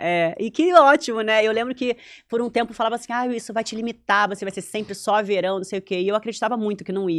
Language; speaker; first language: Portuguese; native; Portuguese